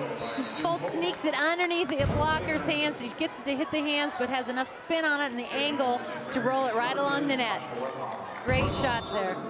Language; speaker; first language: English; native; English